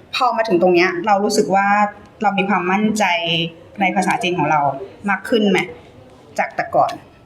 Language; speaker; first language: Thai; native; Thai